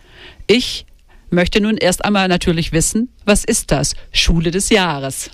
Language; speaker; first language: German; native; German